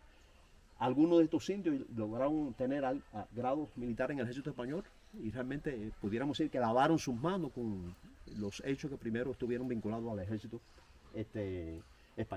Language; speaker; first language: Spanish; native; Spanish